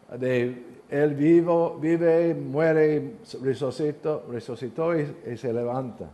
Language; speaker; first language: Spanish; non-native, learner; English